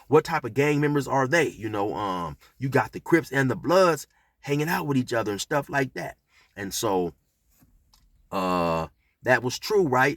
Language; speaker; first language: English; native; English